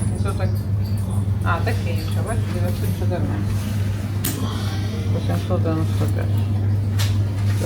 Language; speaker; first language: Polish; non-native, learner; Ukrainian